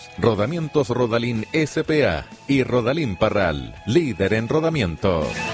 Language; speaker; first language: Spanish; native; Spanish